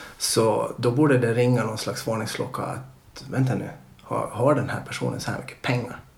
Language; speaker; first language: Swedish; native; Swedish